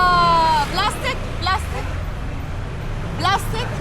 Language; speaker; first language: English; non-native, learner; Arabic